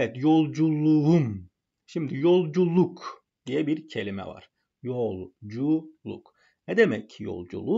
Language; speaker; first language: Turkish; non-native, fluent; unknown